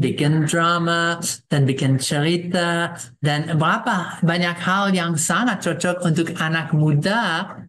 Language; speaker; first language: Indonesian; non-native, fluent; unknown